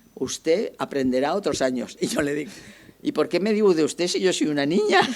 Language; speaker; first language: Spanish; non-native, local second language; Catalan